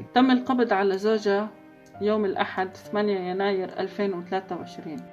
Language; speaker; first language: Arabic; native; Arabic